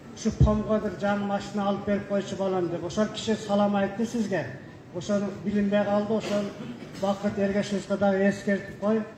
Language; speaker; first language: Kyrgyz; native; Kyrgyz